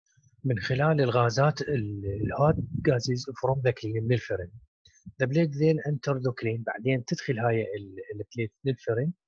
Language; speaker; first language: Arabic; native; Arabic